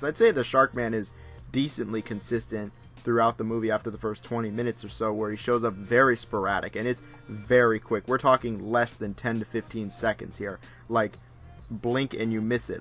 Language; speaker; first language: English; native; English